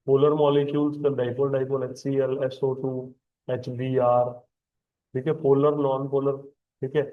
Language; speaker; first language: Hindi; non-native, local second language; Punjabi